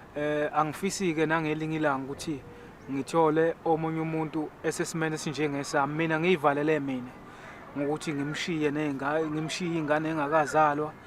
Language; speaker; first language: Zulu; native; Zulu